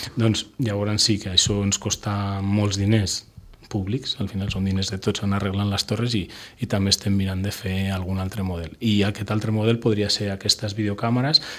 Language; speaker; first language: Catalan; non-native, local second language; Spanish